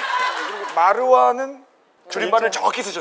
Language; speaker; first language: Korean; native; Korean